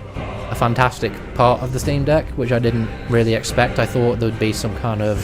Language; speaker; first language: English; native; English